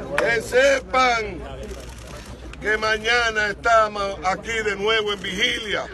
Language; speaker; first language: Spanish; native; Spanish